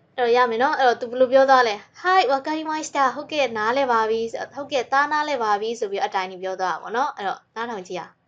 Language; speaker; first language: Burmese; native; Burmese